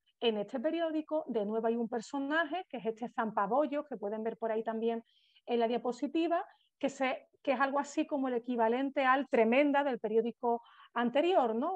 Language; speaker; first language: Spanish; native; Spanish